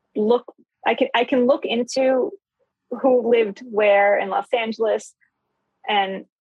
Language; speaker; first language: English; native; English